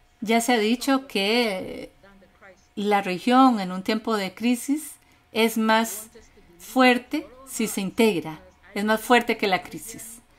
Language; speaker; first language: Spanish; non-native, fluent; English